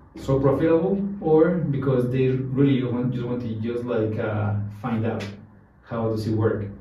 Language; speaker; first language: English; non-native, fluent; Spanish